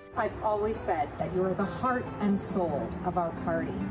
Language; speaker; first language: English; native; English